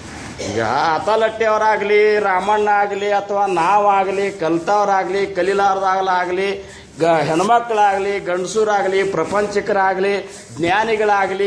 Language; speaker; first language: Kannada; native; Kannada